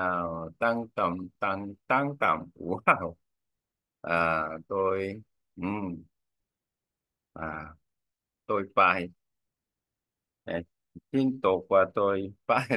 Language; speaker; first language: Vietnamese; non-native, learner; Korean